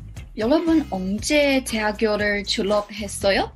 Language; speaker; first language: Korean; non-native, learner; English